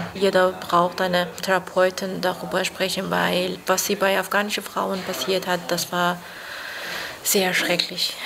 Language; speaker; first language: German; non-native, learner; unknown